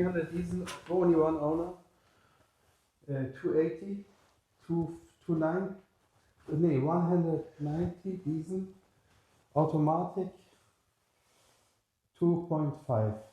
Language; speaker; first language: English; non-native, learner; German